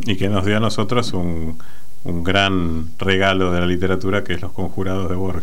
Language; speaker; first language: Spanish; native; Spanish